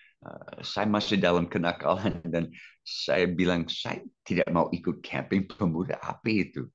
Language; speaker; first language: Indonesian; non-native, fluent; English